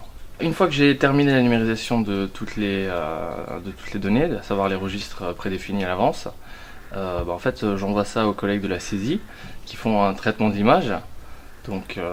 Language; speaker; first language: French; native; French